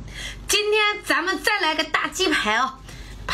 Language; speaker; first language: Chinese; native; Chinese